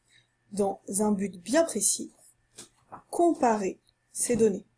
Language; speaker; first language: French; native; French